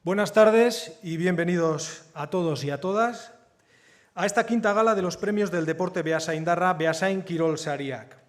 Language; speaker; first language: Spanish; native; Spanish